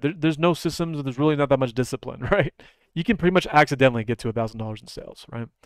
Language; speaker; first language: English; native; English